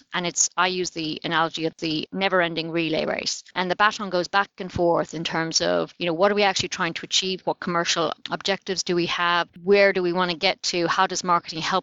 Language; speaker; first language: English; native; English